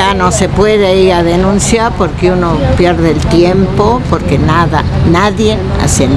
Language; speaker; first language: Spanish; native; Spanish